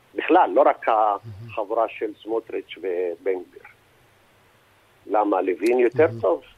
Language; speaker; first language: Hebrew; non-native, local second language; Arabic